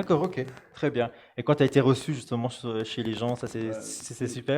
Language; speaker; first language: French; native; French